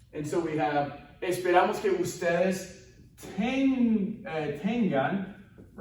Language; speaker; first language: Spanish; non-native, fluent; English